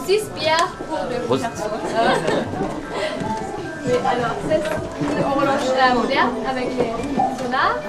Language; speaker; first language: French; non-native, learner; German